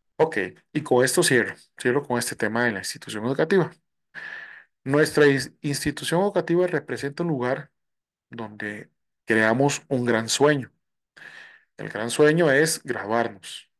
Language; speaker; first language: Spanish; native; Spanish